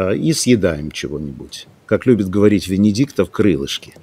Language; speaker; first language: Russian; non-native, local second language; Ukrainian